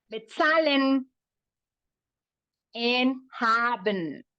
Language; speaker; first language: German; non-native, fluent; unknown